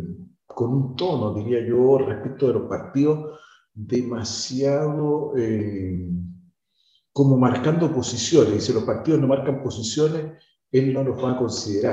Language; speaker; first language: Spanish; native; Spanish